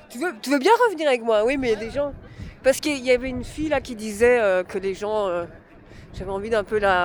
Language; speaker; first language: French; native; French